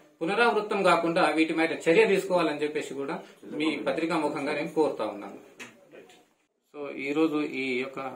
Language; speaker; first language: Telugu; non-native, local second language; Lambadi